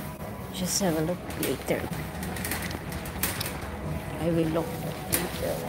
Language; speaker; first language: English; non-native, local second language; Filipino